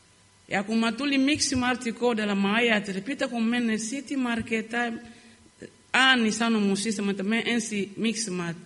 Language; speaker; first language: Finnish; non-native, learner; Lingala